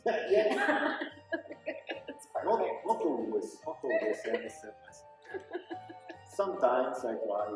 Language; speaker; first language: English; non-native, local second language; Italian